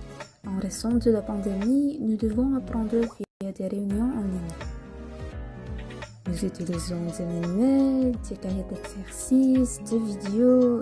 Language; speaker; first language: French; non-native, learner; Indonesian